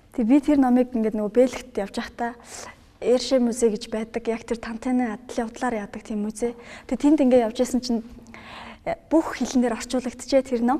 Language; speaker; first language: Mongolian; native; Mongolian